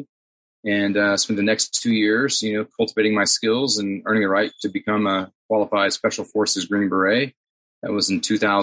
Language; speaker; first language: English; native; English